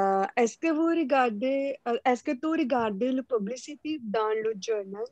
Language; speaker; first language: French; non-native, learner; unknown